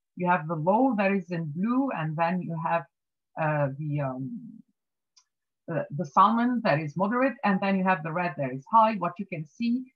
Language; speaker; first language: English; non-native, fluent; Arabic